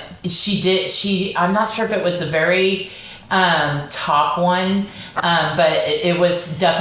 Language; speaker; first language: English; native; English